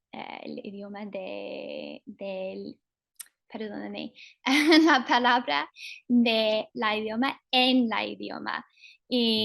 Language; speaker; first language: Spanish; non-native, fluent; English